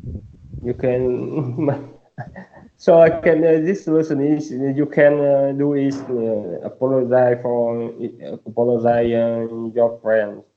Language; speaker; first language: English; non-native, learner; Vietnamese